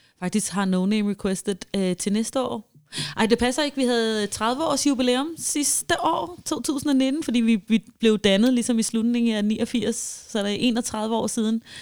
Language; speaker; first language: Danish; early bilingual, heritage; Danish